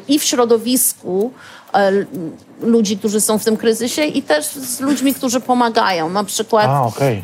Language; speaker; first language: Polish; early bilingual, heritage; Polish